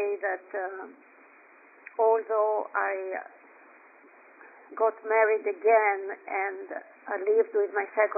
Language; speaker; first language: English; non-native, fluent; Greek